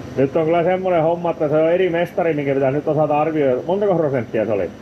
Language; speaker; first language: Finnish; native; Finnish